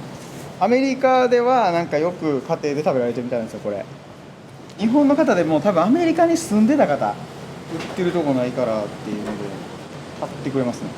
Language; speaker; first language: Japanese; native; Japanese